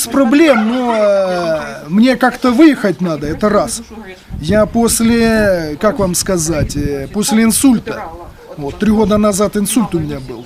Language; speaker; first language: Russian; native; Russian